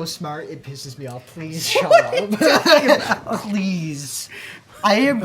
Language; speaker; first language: English; native; English